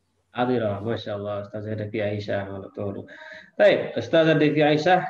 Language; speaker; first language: Arabic; non-native, fluent; Indonesian